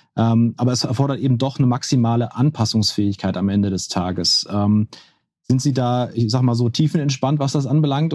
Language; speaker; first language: German; native; German